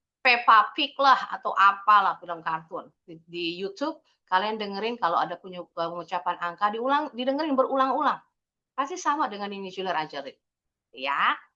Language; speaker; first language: Indonesian; native; Indonesian